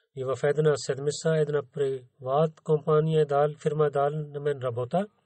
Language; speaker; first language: Bulgarian; non-native, fluent; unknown